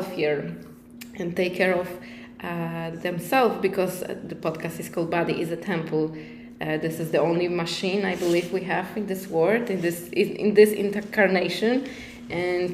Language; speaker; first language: English; non-native, fluent; Polish